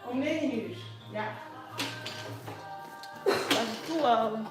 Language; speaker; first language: Dutch; non-native, fluent; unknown